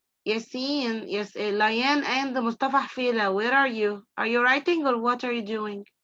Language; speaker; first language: English; non-native, fluent; Arabic